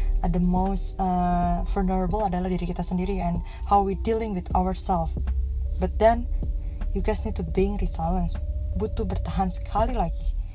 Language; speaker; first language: English; non-native, learner; Indonesian